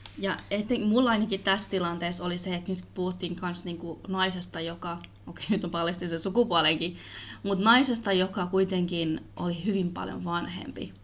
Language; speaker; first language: Finnish; early bilingual, other home language; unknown